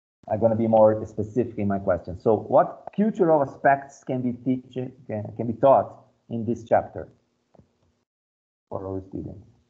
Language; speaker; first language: English; non-native, fluent; Portuguese